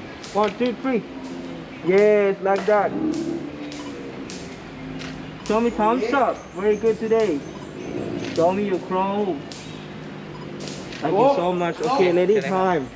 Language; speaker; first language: English; non-native, learner; Thai